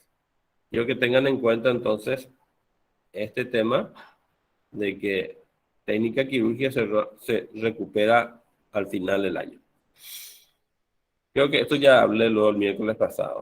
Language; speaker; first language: Spanish; native; Spanish